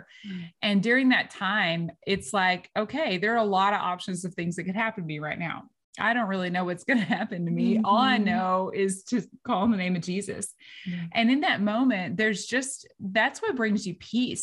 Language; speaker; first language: English; native; English